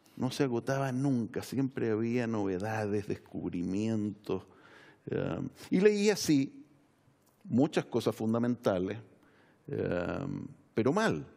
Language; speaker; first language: Spanish; native; Spanish